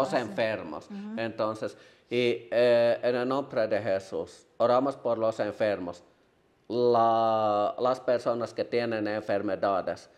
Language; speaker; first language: Spanish; non-native, learner; Finnish